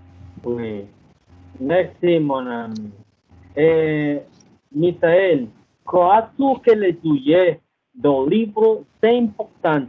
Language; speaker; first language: French; non-native, learner; Spanish